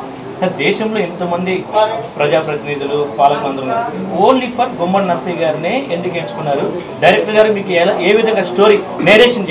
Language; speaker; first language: Telugu; native; Telugu